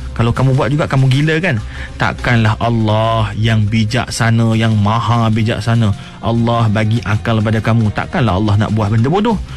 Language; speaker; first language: Malay; native; Malay